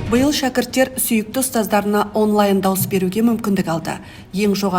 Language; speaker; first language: Kazakh; native; Kazakh